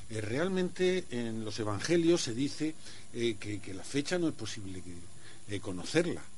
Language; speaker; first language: Spanish; native; Spanish